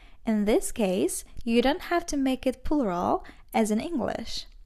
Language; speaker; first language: English; non-native, fluent; Turkish